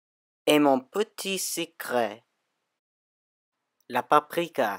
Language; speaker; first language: French; non-native, learner; English